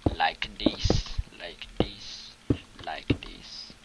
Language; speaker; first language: English; non-native, fluent; Russian